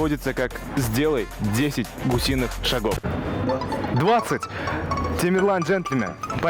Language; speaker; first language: Russian; native; Russian